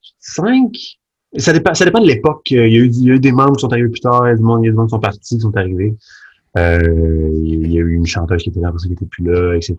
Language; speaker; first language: French; early bilingual, other home language; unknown